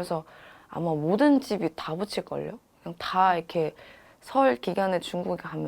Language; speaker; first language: Korean; non-native, fluent; Chinese